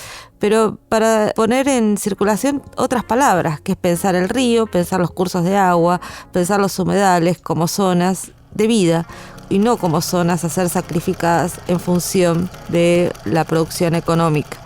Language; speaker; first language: Spanish; native; Spanish